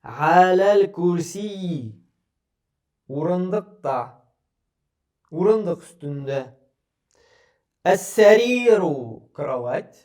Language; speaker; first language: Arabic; non-native, fluent; Tatar